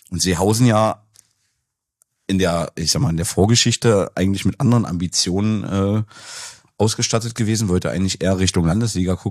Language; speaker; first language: German; native; German